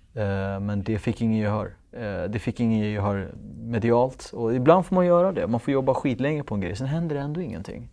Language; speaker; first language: Swedish; early bilingual, other home language; Kurdish